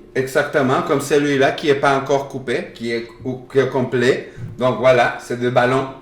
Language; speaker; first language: French; non-native, fluent; Spanish